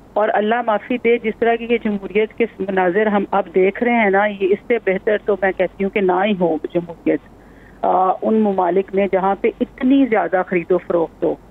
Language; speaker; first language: Urdu; non-native, local second language; Punjabi